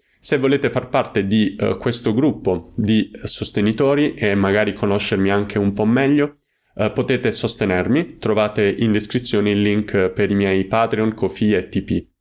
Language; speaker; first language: Italian; native; Italian